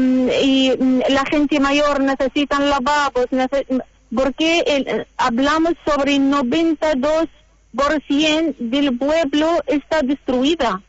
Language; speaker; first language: Spanish; non-native, learner; Arabic